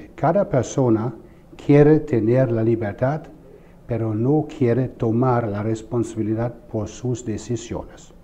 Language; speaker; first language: Spanish; non-native, fluent; German